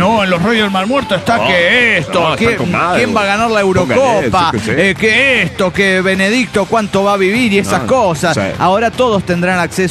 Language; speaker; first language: Spanish; native; Spanish